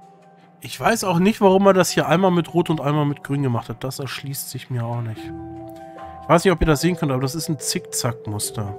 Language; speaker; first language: German; native; German